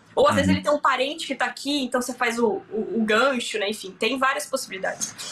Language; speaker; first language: Portuguese; native; Portuguese